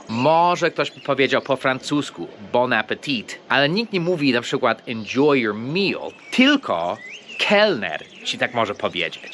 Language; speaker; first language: Polish; early bilingual, heritage; Polish